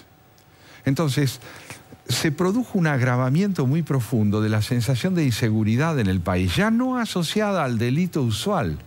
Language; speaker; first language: Spanish; native; Spanish